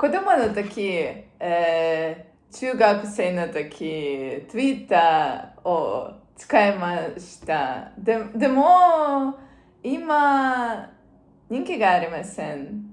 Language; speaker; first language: Japanese; non-native, learner; Russian